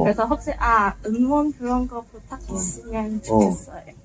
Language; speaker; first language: Korean; non-native, fluent; Cantonese